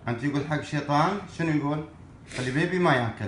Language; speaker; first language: Arabic; native; Arabic